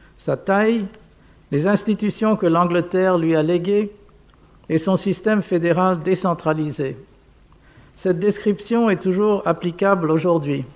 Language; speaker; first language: French; non-native, fluent; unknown